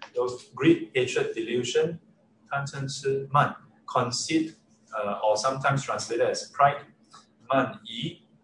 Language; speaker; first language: English; non-native, local second language; Chinese